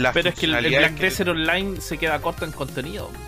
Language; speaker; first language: Spanish; native; Spanish